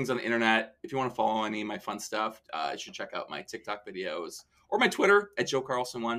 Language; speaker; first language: English; native; English